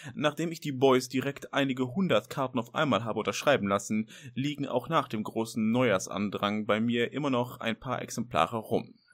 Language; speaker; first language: German; native; German